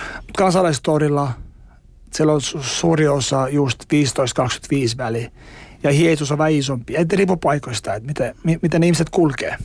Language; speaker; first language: Finnish; non-native, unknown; Albanian